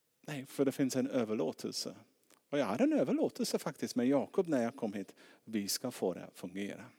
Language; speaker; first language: Swedish; non-native, fluent; English